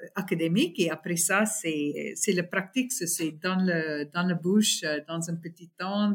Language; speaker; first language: French; non-native, fluent; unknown